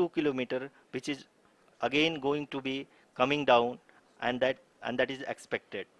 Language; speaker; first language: English; non-native, local second language; Hindi